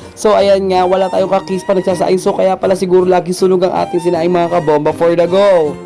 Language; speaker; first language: Filipino; non-native, local second language; Bikol